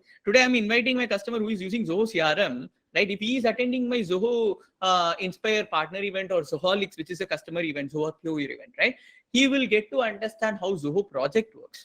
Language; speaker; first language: English; non-native, local second language; Tamil